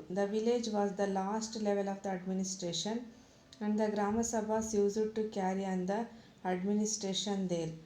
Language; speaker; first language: English; non-native, local second language; Kannada